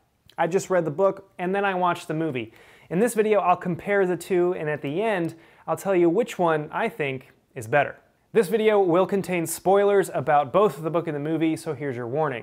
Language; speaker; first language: English; native; English